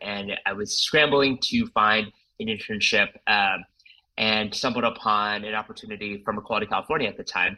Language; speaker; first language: English; native; English